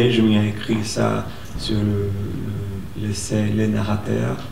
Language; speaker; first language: French; non-native, fluent; Portuguese